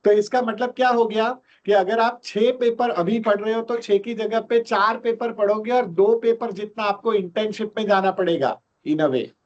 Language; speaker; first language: Hindi; non-native, local second language; Gujarati